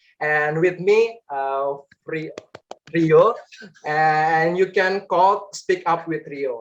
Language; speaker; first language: English; non-native, learner; Indonesian